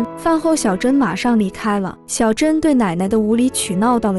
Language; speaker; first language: Chinese; native; Chinese